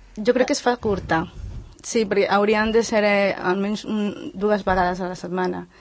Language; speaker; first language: Catalan; non-native, fluent; Spanish